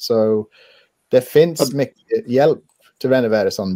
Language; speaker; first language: Swedish; non-native, fluent; English